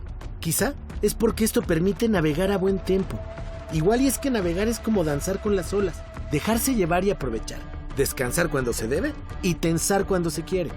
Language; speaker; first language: Spanish; native; Spanish